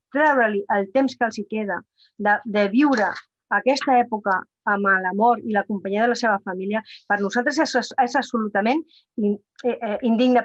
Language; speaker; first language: Catalan; non-native, local second language; Spanish